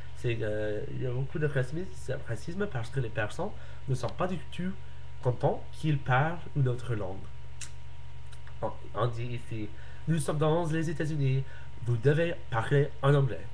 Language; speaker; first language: French; non-native, learner; English